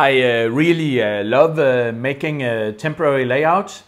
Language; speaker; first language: English; non-native, fluent; Danish